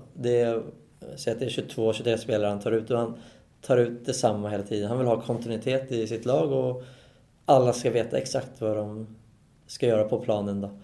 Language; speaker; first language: Swedish; native; Swedish